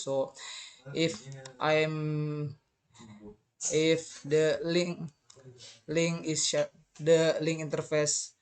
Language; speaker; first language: English; non-native, learner; Indonesian